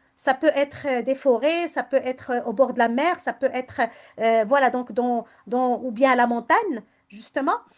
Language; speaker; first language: French; non-native, local second language; Arabic